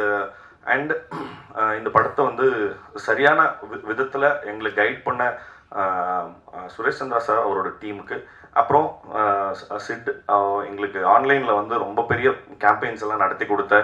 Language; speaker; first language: Tamil; native; Tamil